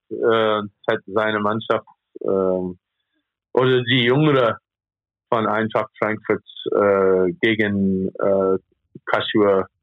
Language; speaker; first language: German; non-native, fluent; English